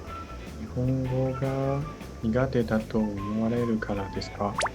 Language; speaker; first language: Japanese; non-native, learner; Chinese